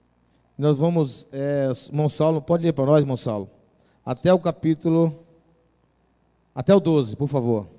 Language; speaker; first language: Portuguese; native; Portuguese